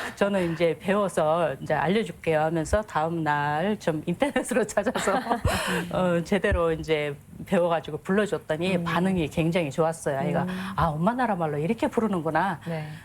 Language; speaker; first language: Korean; non-native, fluent; Kyrgyz